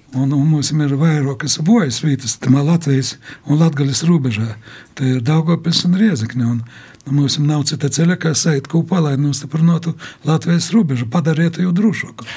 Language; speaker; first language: Latvian; native; Latvian